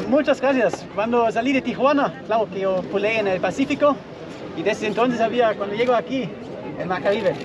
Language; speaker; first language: Spanish; non-native, fluent; German